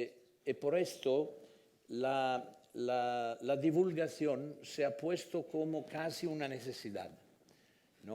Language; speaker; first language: Spanish; non-native, fluent; Italian